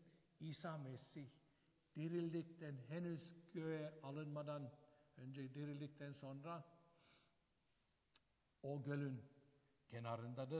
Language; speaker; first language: Turkish; non-native, fluent; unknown